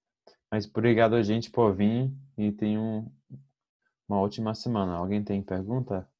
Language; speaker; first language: Portuguese; non-native, fluent; English